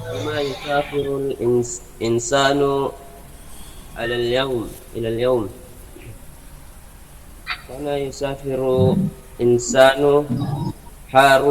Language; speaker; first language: Arabic; non-native, learner; Indonesian